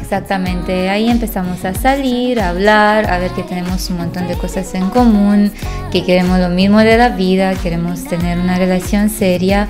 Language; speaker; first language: Spanish; non-native, fluent; Romanian